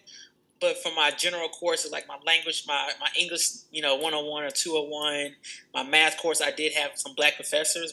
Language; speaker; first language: English; native; English